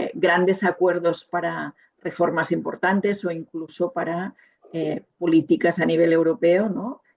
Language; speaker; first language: Spanish; non-native, local second language; Catalan